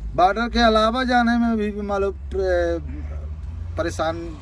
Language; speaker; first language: Hindi; native; Hindi